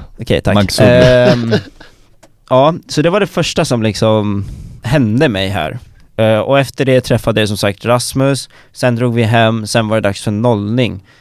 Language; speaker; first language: Swedish; native; Swedish